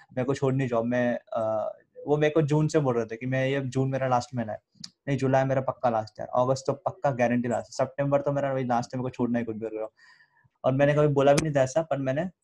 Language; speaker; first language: Hindi; native; Hindi